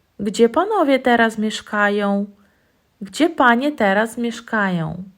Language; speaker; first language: Polish; non-native, fluent; Ukrainian